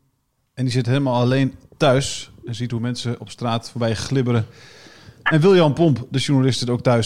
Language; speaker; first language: Dutch; native; Dutch